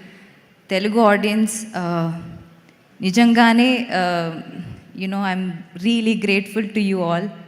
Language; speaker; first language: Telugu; non-native, fluent; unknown